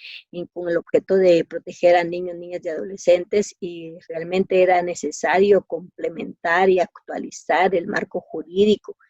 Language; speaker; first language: Spanish; native; Spanish